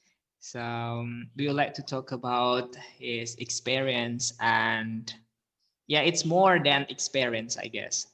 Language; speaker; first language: English; non-native, learner; Indonesian